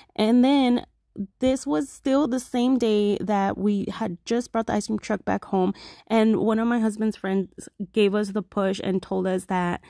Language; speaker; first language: English; early bilingual, other home language; Spanish